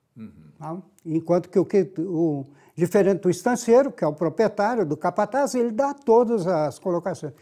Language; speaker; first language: Portuguese; native; Portuguese